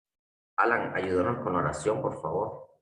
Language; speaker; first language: Spanish; native; Spanish